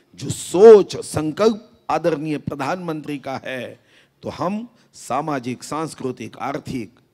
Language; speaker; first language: Hindi; non-native, local second language; Marathi